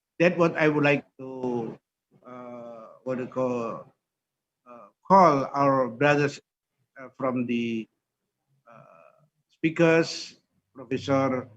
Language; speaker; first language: English; non-native, fluent; Indonesian